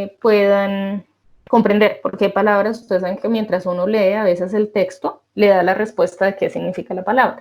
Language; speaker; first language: Spanish; native; Spanish